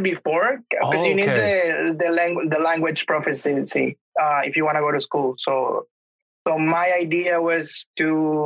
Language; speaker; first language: English; non-native, fluent; Spanish